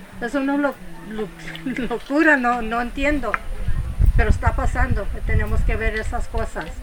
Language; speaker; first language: Spanish; early bilingual, heritage; Spanish